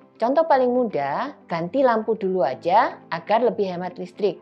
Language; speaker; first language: Indonesian; native; Indonesian